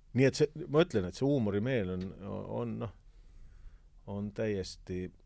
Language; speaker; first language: Estonian; native; Estonian